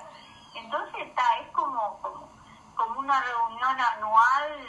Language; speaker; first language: Spanish; native; Spanish